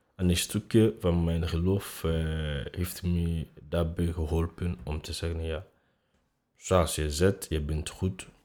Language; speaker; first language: Dutch; non-native, fluent; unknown